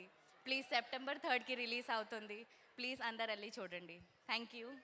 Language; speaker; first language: Telugu; non-native, learner; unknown